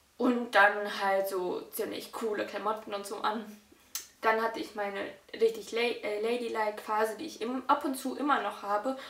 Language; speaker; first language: German; early bilingual, other home language; Russian